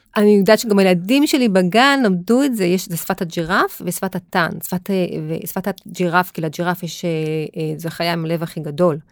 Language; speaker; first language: Hebrew; native; Hebrew